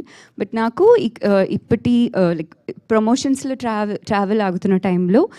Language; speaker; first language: Telugu; non-native, learner; Tamil